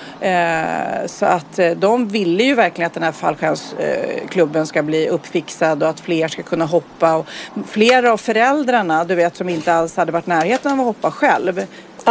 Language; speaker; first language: Swedish; native; Swedish